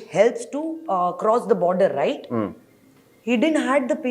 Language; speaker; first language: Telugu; non-native, learner; Hindi